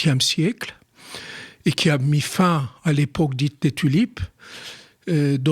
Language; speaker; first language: French; non-native, fluent; Turkish